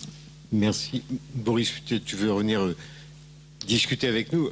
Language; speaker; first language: French; native; French